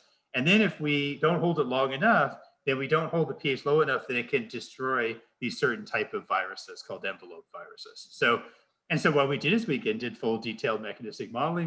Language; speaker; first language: English; native; English